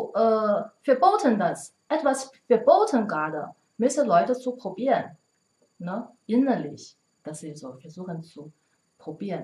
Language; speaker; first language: German; non-native, learner; Chinese